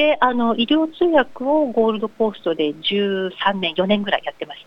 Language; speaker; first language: Japanese; native; Japanese